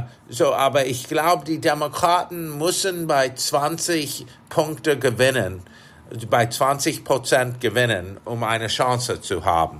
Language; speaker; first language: German; non-native, fluent; English